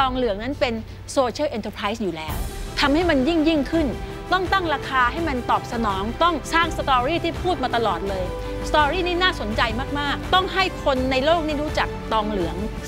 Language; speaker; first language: Thai; native; Thai